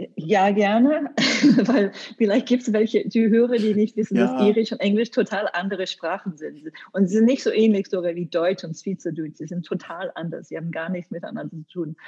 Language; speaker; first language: German; non-native, learner; English